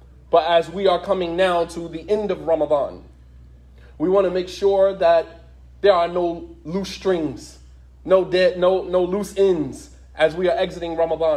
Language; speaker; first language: English; native; English